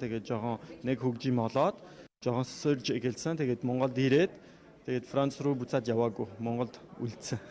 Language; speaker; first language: Mongolian; non-native, learner; French